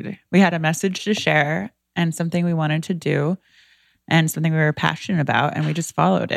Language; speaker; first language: English; native; English